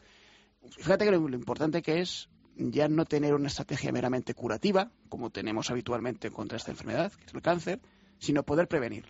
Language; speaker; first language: Spanish; native; Spanish